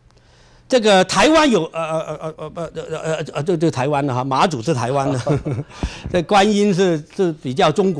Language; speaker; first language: Chinese; native; Chinese